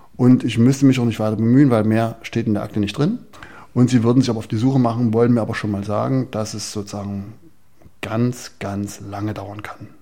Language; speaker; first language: German; native; German